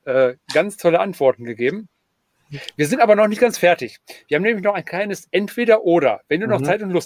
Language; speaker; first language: German; native; German